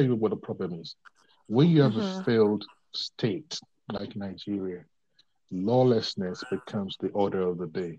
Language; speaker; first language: English; non-native, local second language; Yoruba